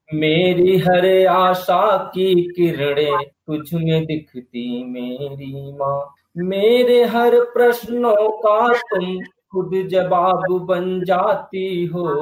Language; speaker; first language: Hindi; native; Hindi